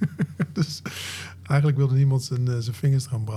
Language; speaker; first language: Dutch; native; Dutch